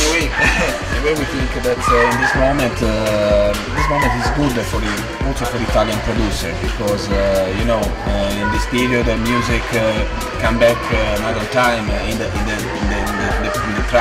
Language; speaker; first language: English; non-native, fluent; Italian